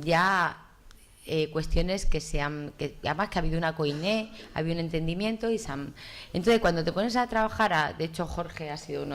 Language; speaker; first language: Spanish; native; Spanish